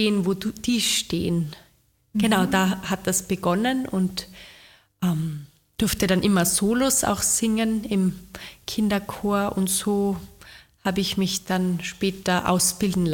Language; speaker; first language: German; native; German